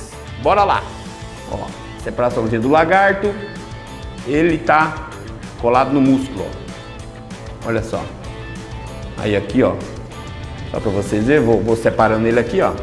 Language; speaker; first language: Portuguese; native; Portuguese